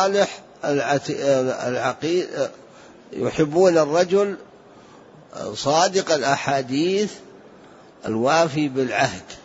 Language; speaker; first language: Arabic; native; Arabic